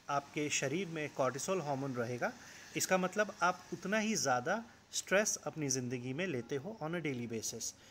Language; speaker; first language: Hindi; non-native, local second language; Assamese